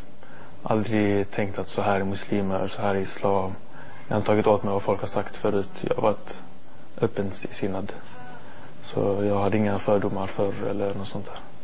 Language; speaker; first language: Swedish; non-native, learner; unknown